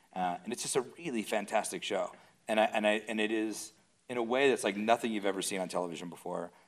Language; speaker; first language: English; native; English